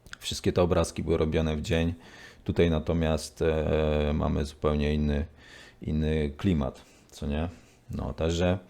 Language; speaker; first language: Polish; native; Polish